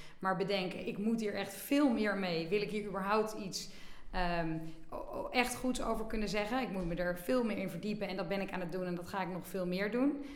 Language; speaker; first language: Dutch; native; Dutch